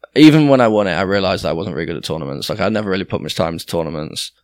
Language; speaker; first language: English; native; English